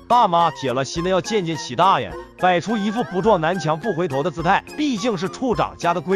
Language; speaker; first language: Chinese; native; Chinese